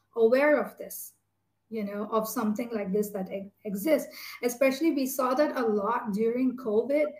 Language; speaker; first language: English; non-native, local second language; Tamil